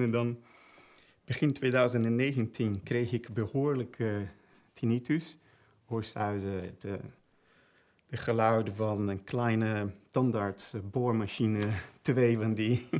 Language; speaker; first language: Dutch; non-native, fluent; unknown